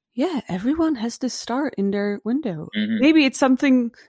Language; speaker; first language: English; non-native, fluent; Czech